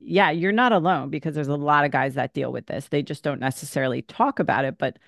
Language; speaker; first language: English; native; English